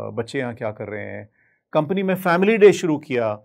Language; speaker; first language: Hindi; native; Hindi